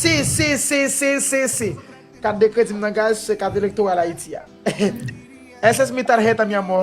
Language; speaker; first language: Spanish; non-native, learner; Haitian Creole